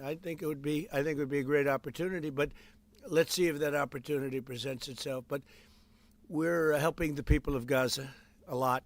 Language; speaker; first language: English; native; English